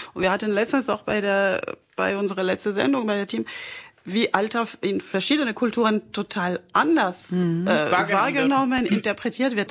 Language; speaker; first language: German; non-native, fluent; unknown